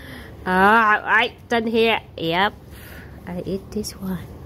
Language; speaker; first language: English; non-native, learner; Vietnamese